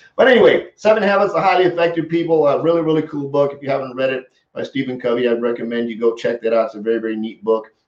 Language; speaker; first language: English; native; English